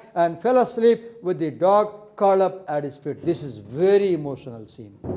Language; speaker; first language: English; non-native, local second language; Nepali